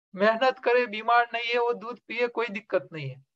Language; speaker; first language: Hindi; non-native, local second language; Gujarati